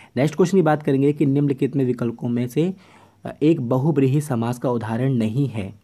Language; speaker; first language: Hindi; native; Hindi